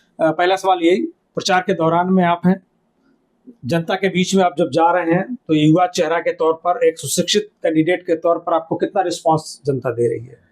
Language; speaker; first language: Hindi; native; Hindi